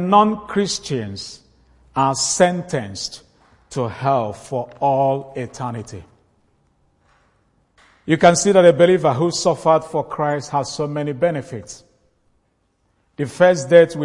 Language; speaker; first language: English; non-native, local second language; Igbo